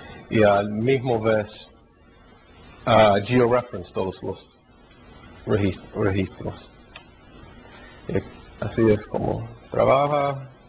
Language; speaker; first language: Spanish; early bilingual, heritage; Spanish